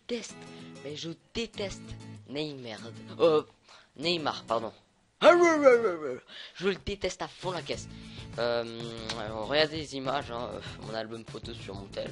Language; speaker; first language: French; native; French